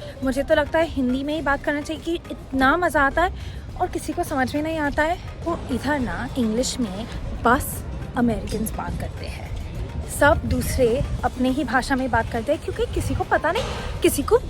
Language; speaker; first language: Hindi; non-native, local second language; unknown